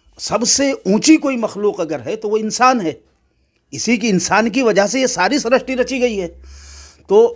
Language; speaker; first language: Hindi; native; Hindi